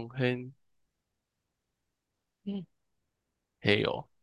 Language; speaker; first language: Korean; non-native, learner; Chinese